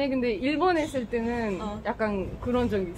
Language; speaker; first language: Korean; non-native, fluent; French